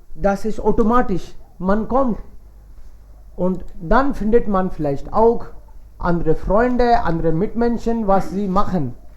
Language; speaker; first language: German; non-native, fluent; Hindi